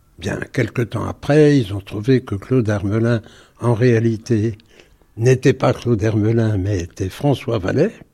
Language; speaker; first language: French; native; French